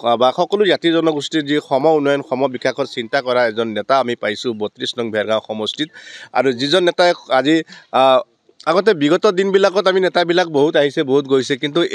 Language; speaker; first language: Assamese; non-native, local second language; Hindi